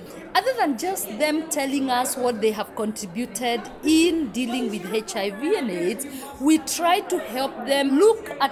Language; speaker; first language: English; non-native, local second language; Kikuyu